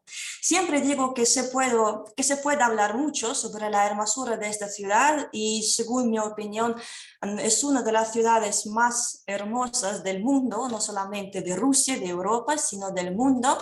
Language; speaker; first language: Spanish; non-native, fluent; Russian